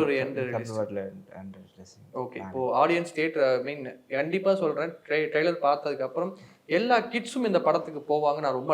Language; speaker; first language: Tamil; native; Tamil